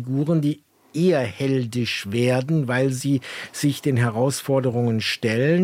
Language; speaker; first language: German; native; German